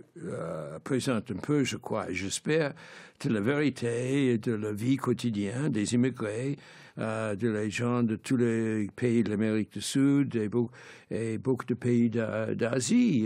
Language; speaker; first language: French; non-native, fluent; English